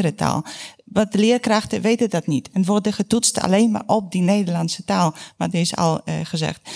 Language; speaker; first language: Dutch; non-native, fluent; Polish